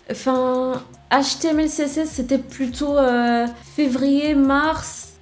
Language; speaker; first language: French; non-native, fluent; English